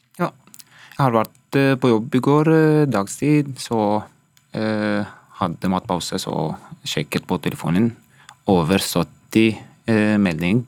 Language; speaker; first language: Norwegian; non-native, learner; Arabic